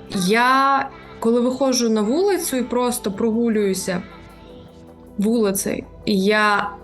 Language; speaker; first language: Ukrainian; native; Ukrainian